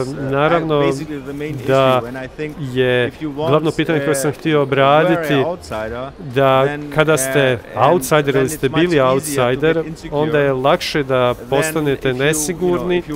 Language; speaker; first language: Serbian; early bilingual, heritage; Albanian